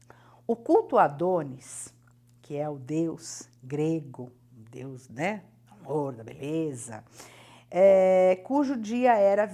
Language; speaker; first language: Portuguese; native; Portuguese